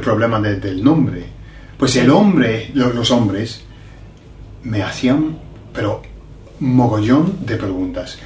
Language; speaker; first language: Spanish; non-native, fluent; English